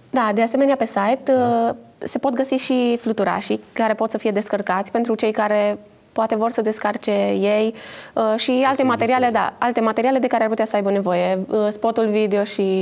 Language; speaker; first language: Romanian; native; Romanian